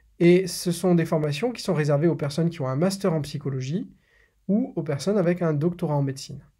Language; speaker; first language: French; native; French